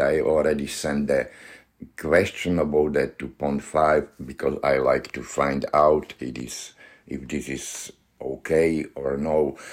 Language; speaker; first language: English; non-native, learner; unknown